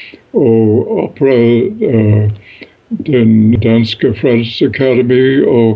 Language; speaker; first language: Danish; non-native, fluent; English